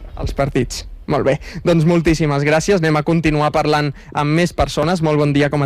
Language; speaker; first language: Catalan; native; Catalan